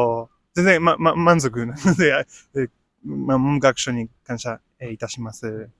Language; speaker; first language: Japanese; non-native, fluent; Spanish